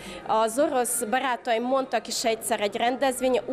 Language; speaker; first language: Hungarian; non-native, fluent; Udmurt